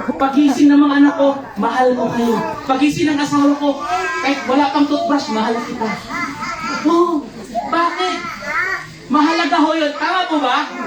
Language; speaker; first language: Filipino; non-native, local second language; Cebuano